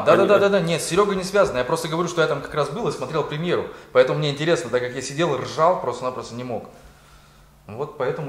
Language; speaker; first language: Russian; native; Russian